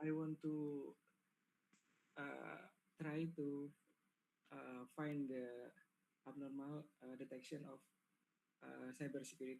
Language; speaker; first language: English; non-native, learner; Indonesian